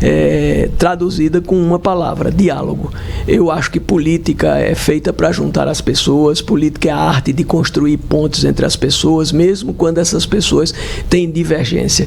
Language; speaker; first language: Portuguese; native; Portuguese